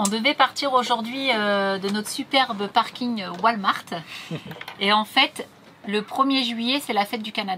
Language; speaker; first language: French; native; French